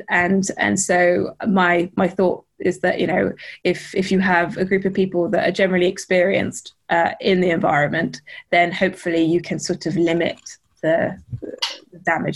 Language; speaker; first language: English; native; English